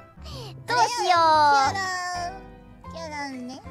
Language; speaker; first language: Japanese; non-native, learner; Indonesian